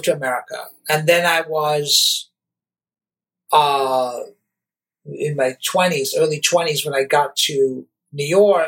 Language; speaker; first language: English; native; English